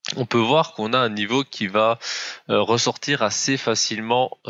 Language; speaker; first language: French; native; French